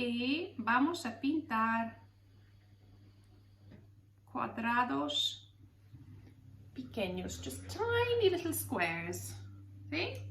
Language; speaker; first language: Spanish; non-native, learner; English